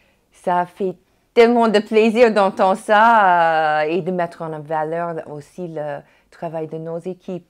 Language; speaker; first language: French; non-native, fluent; English